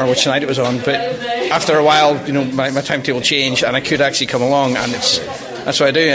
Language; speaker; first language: English; native; English